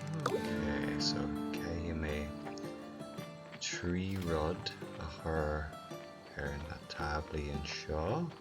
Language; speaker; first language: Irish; non-native, local second language; English